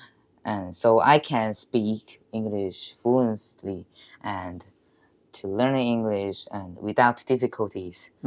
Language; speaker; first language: English; non-native, learner; Chinese